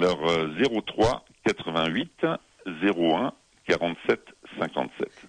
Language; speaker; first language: French; native; French